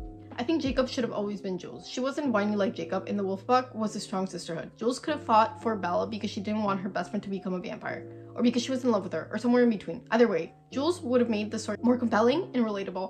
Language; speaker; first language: English; native; English